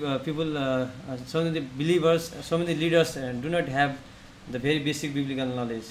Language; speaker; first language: English; non-native, local second language; Nepali